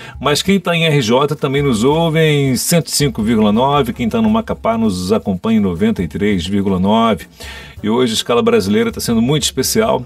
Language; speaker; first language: Portuguese; native; Portuguese